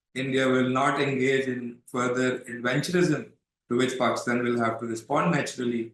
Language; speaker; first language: English; non-native, local second language; Urdu